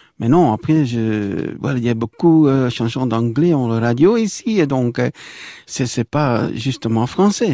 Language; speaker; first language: French; non-native, local second language; Dutch